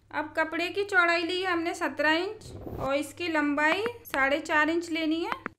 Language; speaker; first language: Hindi; native; Hindi